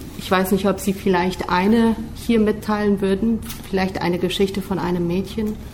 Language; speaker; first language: German; early bilingual, heritage; German